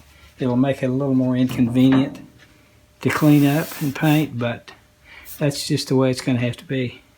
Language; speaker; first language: English; native; English